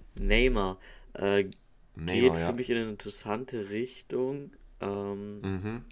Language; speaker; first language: German; native; German